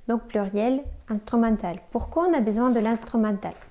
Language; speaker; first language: French; non-native, fluent; Russian